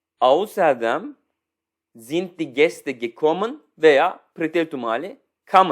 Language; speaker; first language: German; non-native, fluent; Turkish